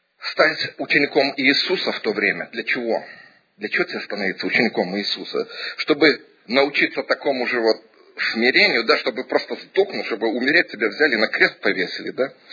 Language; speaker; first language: Russian; early bilingual, heritage; Russian